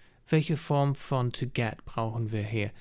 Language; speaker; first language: German; non-native, fluent; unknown